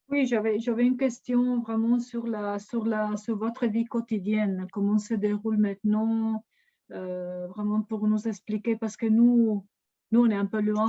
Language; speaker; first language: French; non-native, fluent; Italian